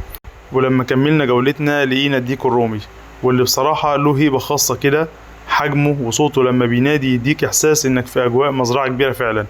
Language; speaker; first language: Arabic; native; Arabic